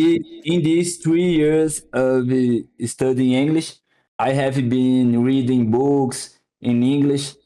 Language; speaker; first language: English; non-native, learner; Portuguese